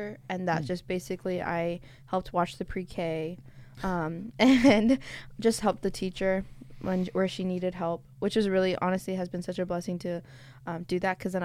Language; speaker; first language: English; native; English